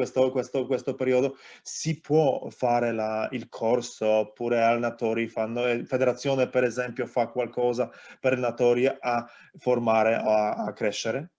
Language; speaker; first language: Italian; non-native, learner; Polish